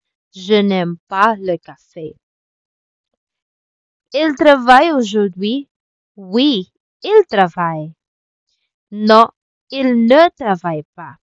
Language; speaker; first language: French; non-native, learner; Filipino